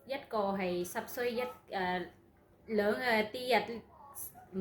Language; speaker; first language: Cantonese; non-native, learner; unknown